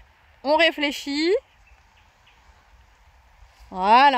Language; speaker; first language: French; native; French